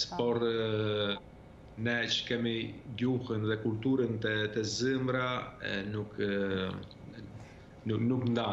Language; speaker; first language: Albanian; early bilingual, heritage; Albanian